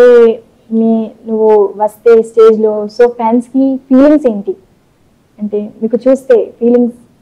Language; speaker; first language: Telugu; non-native, local second language; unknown